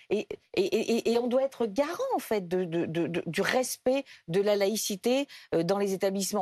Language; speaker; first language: French; native; French